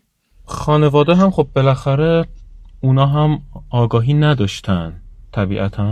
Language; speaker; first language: Persian; native; Persian